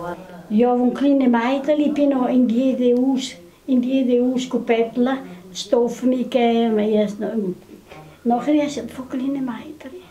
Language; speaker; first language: German; non-native, learner; Italian